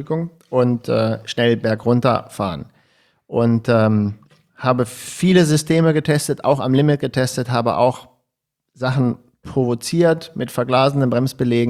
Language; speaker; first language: German; native; German